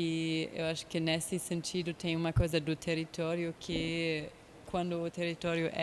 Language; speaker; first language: Portuguese; non-native, fluent; German